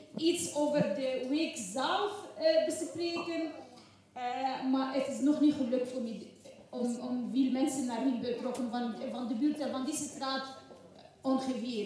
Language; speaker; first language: Dutch; non-native, learner; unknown